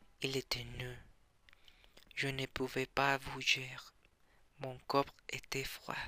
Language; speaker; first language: French; non-native, learner; Spanish